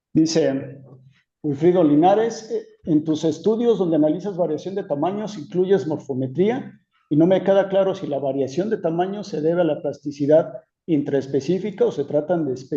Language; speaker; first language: Spanish; native; Spanish